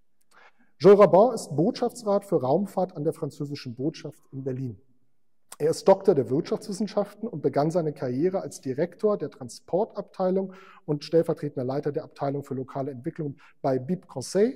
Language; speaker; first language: German; native; German